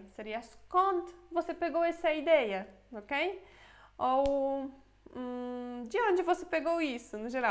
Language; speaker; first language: Portuguese; non-native, fluent; Polish